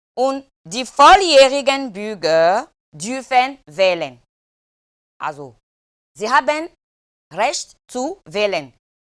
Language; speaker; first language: German; non-native, learner; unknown